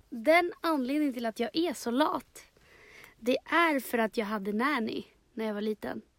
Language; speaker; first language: Swedish; early bilingual, other home language; Spanish